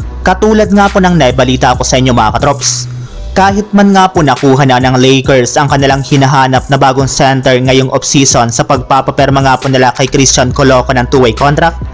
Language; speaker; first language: Filipino; native; Filipino